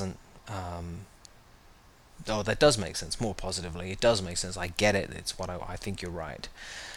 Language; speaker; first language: English; native; English